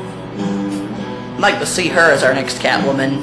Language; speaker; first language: English; native; English